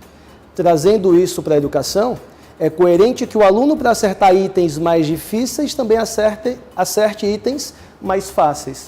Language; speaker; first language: Portuguese; native; Portuguese